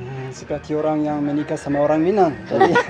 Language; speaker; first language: Indonesian; non-native, learner; French